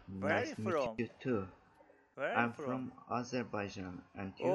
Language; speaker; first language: English; non-native, learner; Azerbaijani